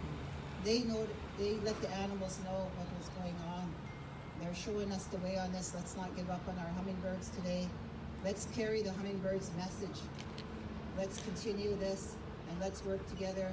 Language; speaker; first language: English; native; English